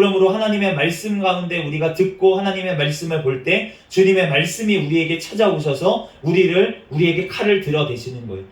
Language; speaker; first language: Korean; native; Korean